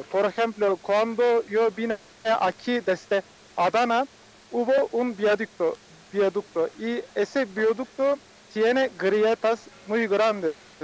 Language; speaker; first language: Spanish; non-native, fluent; Turkish